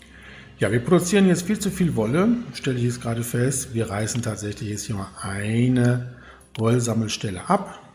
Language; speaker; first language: German; native; German